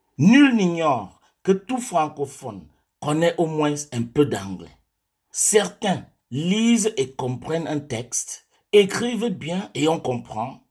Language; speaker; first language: French; non-native, local second language; English